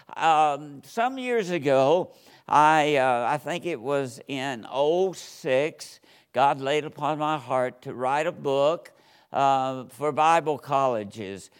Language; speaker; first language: English; native; English